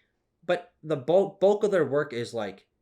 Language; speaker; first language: English; native; English